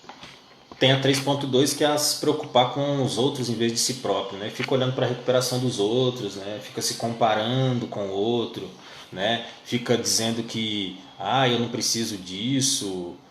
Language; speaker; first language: Portuguese; native; Portuguese